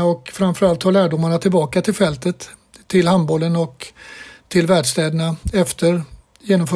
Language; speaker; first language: Swedish; native; Swedish